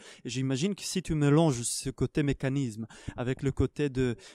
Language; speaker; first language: French; non-native, fluent; Hebrew